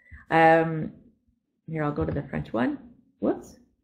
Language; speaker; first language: English; native; English